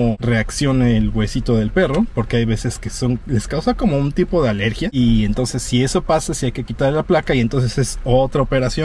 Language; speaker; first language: Spanish; native; Spanish